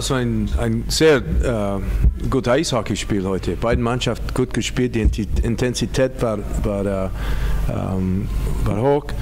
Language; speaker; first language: German; non-native, learner; English